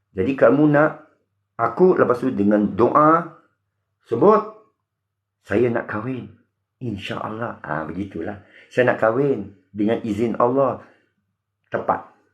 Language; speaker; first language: Malay; non-native, local second language; Min Nan Chinese